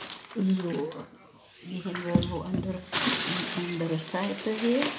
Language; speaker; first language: German; non-native, learner; Filipino